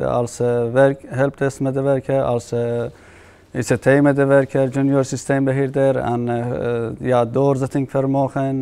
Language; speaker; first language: Dutch; non-native, fluent; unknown